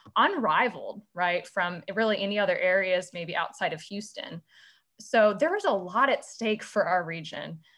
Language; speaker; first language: English; native; English